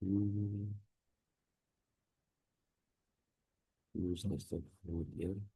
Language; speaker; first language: German; non-native, learner; Indonesian